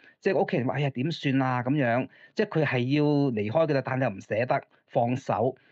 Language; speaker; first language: Cantonese; early bilingual, other home language; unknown